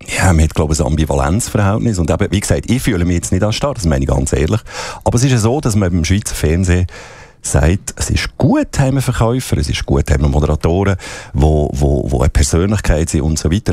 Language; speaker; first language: German; native; German